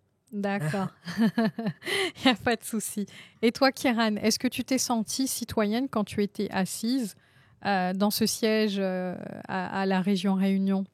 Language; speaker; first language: French; native; French